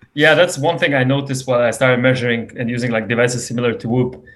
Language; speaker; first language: English; non-native, fluent; Serbian